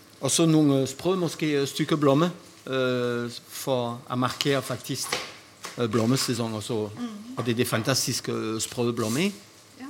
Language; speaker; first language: Danish; non-native, fluent; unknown